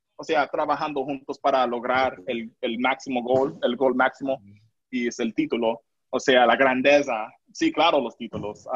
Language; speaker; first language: Spanish; non-native, local second language; English